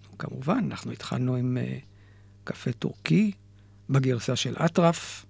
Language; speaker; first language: Hebrew; native; Hebrew